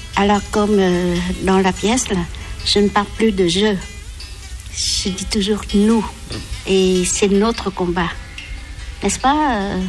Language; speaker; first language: French; non-native, local second language; Vietnamese